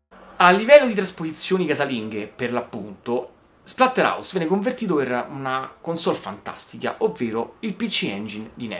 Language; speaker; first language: Italian; native; Italian